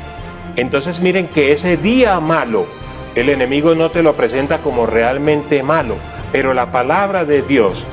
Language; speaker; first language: Spanish; native; Spanish